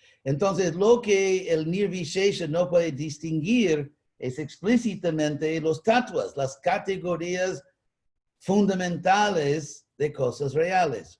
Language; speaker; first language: Spanish; non-native, fluent; English